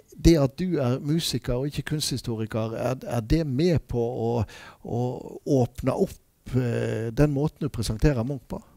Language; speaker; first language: Norwegian; native; Norwegian